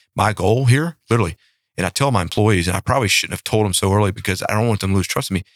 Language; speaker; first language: English; native; English